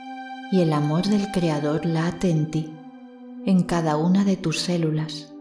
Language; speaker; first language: Spanish; native; Spanish